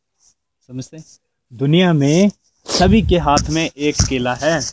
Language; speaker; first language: Hindi; native; Hindi